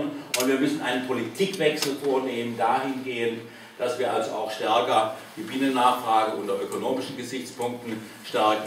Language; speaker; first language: German; native; German